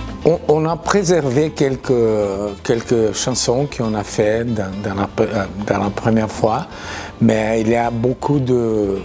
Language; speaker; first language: French; non-native, fluent; Portuguese